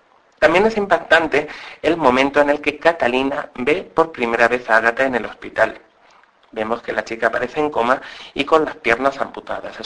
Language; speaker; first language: Spanish; native; Spanish